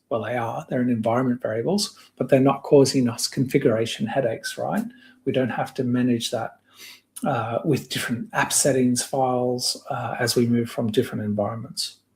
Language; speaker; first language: English; native; English